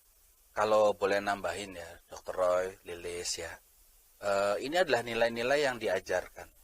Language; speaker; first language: Indonesian; native; Indonesian